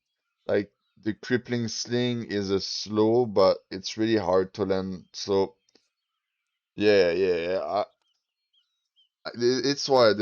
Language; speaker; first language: English; non-native, fluent; French